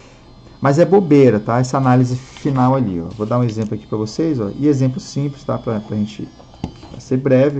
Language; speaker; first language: Portuguese; native; Portuguese